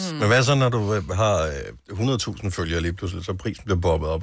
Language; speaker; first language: Danish; native; Danish